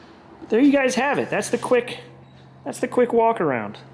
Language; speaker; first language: English; native; English